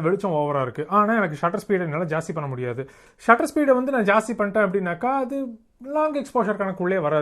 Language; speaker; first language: Tamil; native; Tamil